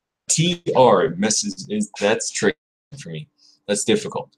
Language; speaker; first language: English; native; English